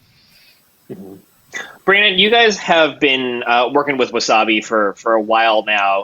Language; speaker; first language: English; native; English